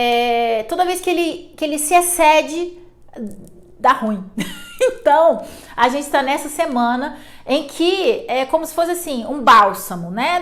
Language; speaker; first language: Portuguese; native; Portuguese